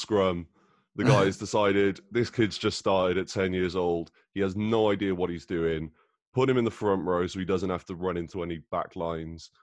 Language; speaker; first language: English; native; English